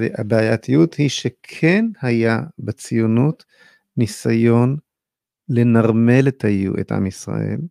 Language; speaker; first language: Hebrew; native; Hebrew